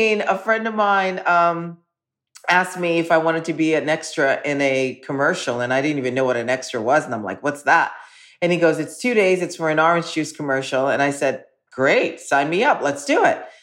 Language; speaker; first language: English; native; English